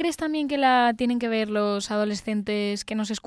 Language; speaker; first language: Spanish; native; Spanish